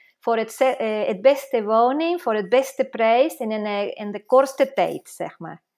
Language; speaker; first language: Dutch; non-native, fluent; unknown